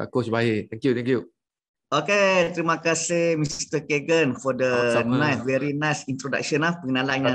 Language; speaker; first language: Malay; native; Malay